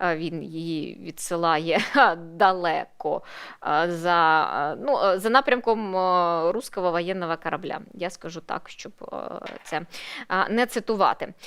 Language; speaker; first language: Ukrainian; non-native, local second language; Russian